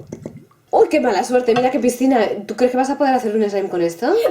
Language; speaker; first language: Spanish; native; Spanish